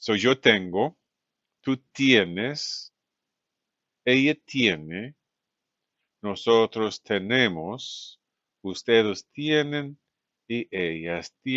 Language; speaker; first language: Spanish; non-native, fluent; English